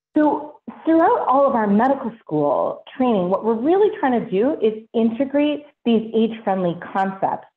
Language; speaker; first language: English; native; English